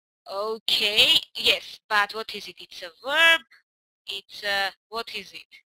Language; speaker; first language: English; non-native, fluent; Armenian